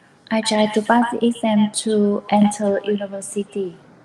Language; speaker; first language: English; non-native, learner; Vietnamese